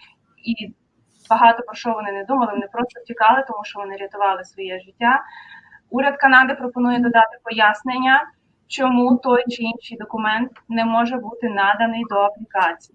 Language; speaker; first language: Ukrainian; native; Ukrainian